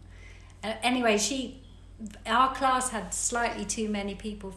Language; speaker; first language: English; native; English